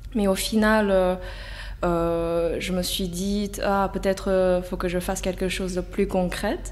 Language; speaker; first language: French; non-native, fluent; Chinese